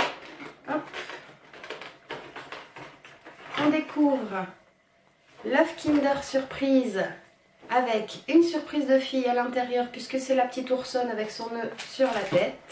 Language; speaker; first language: French; native; French